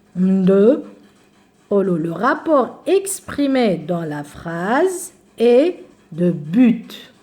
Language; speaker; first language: French; non-native, local second language; Arabic